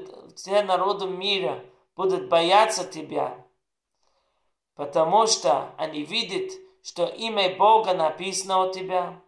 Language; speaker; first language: Russian; non-native, learner; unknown